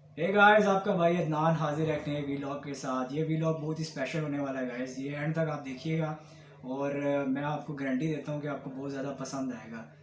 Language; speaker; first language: Urdu; non-native, local second language; Punjabi